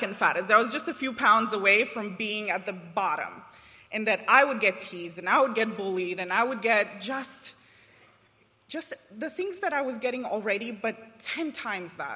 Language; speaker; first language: English; non-native, fluent; Romanian